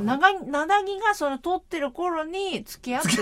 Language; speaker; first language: Japanese; native; Japanese